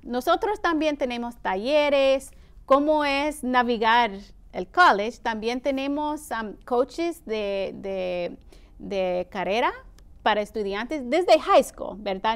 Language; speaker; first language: Spanish; early bilingual, heritage; Spanish